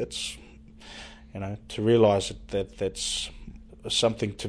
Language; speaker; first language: English; native; English